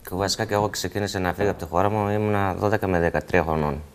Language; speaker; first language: Greek; non-native, fluent; Persian